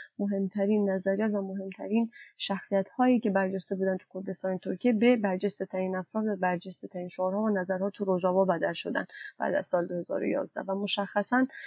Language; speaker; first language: Persian; non-native, local second language; Kurdish